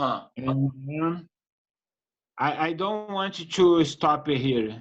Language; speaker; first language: English; non-native, learner; Portuguese